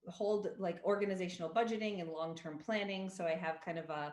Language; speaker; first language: English; native; English